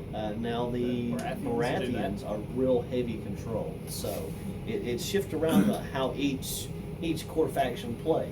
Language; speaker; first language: English; native; English